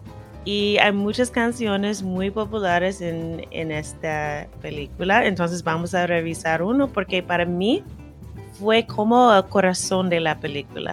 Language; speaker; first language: Spanish; non-native, fluent; English